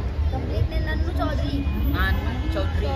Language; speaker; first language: English; non-native, local second language; Hindi